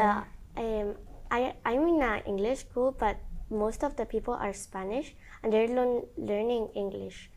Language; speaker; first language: English; non-native, learner; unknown